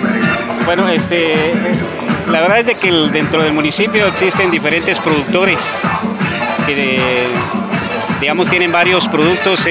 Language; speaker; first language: Spanish; native; Spanish